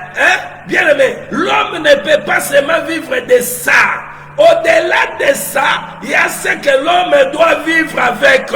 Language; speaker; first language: French; non-native, local second language; Lingala